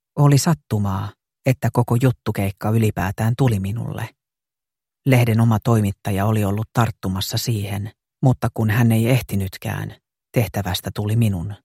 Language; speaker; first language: Finnish; native; Finnish